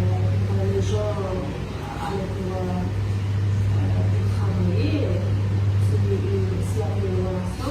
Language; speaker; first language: French; non-native, local second language; Arabic